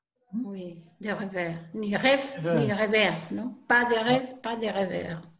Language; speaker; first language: French; non-native, learner; Spanish